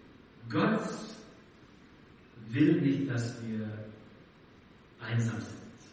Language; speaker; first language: German; non-native, fluent; English